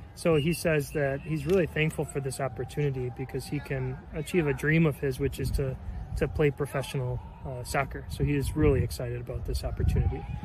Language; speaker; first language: English; native; English